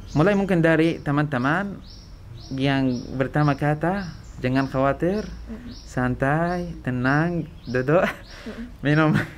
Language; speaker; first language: Indonesian; non-native, fluent; Arabic